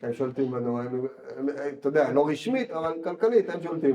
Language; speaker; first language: Hebrew; native; Hebrew